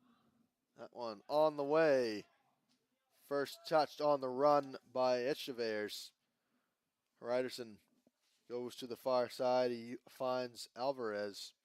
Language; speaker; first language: English; native; English